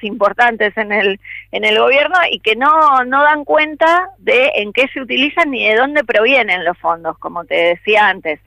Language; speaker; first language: Spanish; native; Spanish